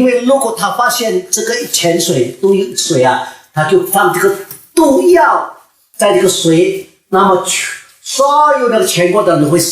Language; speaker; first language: Chinese; early bilingual, heritage; Chinese